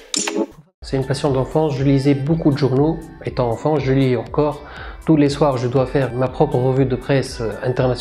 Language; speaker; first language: French; non-native, local second language; Arabic